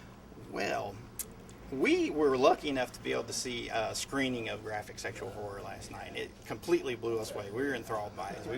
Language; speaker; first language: English; native; English